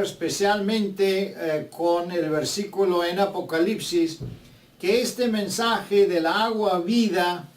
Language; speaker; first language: Spanish; non-native, fluent; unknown